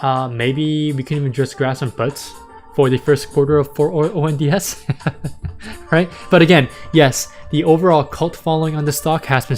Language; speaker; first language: English; native; English